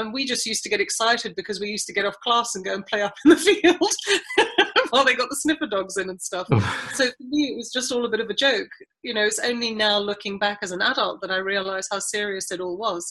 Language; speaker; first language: English; native; English